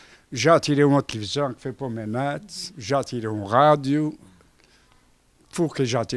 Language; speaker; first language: Portuguese; native; Portuguese